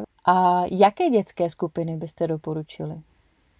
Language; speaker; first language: Czech; native; Czech